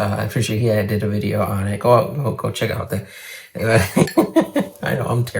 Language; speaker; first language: English; native; English